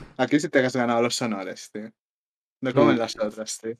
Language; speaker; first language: Spanish; native; Spanish